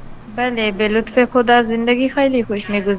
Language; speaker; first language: Persian; non-native, learner; Urdu